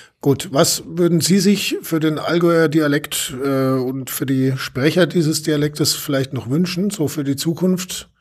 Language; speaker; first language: German; native; German